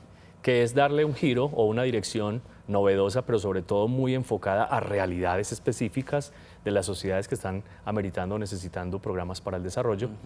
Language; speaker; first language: Spanish; native; Spanish